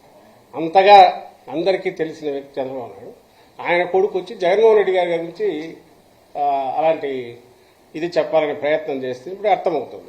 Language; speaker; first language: Telugu; native; Telugu